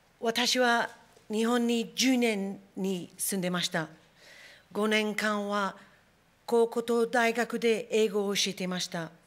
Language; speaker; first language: Japanese; non-native, fluent; English